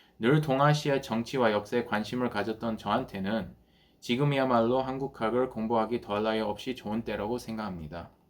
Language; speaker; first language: Korean; early bilingual, heritage; English